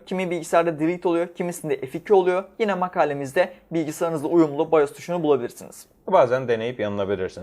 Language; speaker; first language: Turkish; native; Turkish